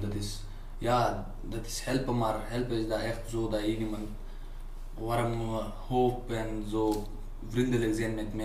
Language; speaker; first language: Dutch; non-native, learner; Pashto